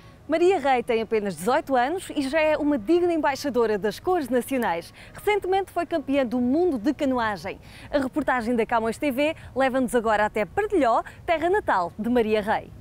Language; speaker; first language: Portuguese; native; Portuguese